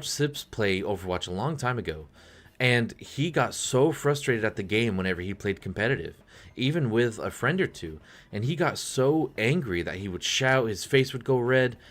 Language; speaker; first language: English; native; English